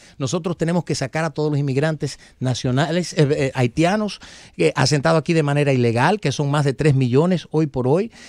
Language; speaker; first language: Spanish; early bilingual, heritage; Spanish